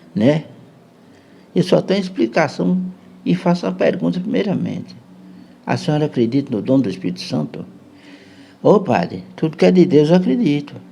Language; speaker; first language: Portuguese; native; Portuguese